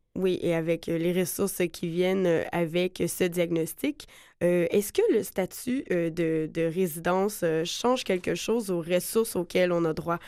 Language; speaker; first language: French; native; French